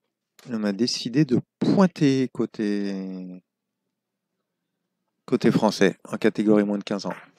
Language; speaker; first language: French; native; French